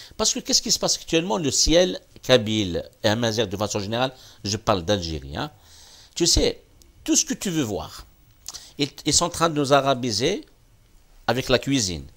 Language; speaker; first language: French; non-native, local second language; Kabyle